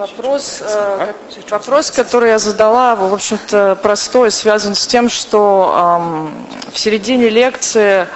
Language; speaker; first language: Russian; native; Russian